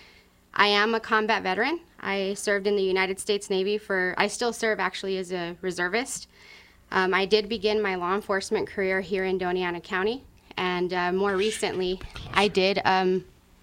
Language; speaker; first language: English; non-native, local second language; Spanish